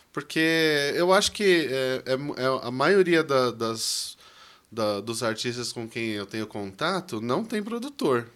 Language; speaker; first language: Portuguese; native; Portuguese